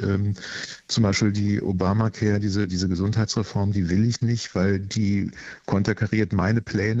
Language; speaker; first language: German; native; German